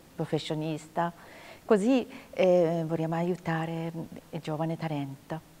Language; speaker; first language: Italian; non-native, learner; Japanese